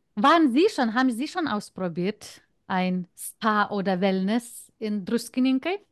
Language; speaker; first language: German; non-native, fluent; Lithuanian